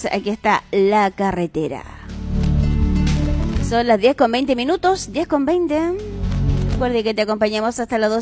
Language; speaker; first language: Spanish; native; Spanish